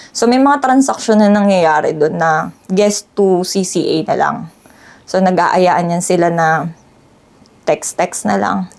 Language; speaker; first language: Filipino; native; Filipino